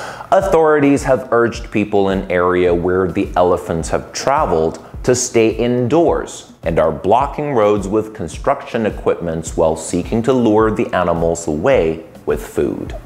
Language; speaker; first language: English; non-native, fluent; Chinese